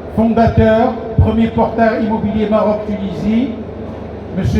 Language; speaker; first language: French; non-native, local second language; Arabic